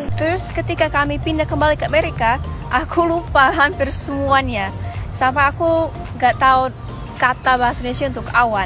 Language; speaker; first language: Indonesian; early bilingual, other home language; English